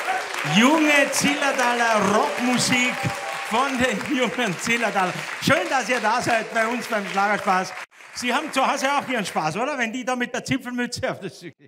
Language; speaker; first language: German; native; German